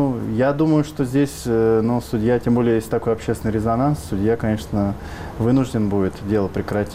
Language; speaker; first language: Russian; native; Russian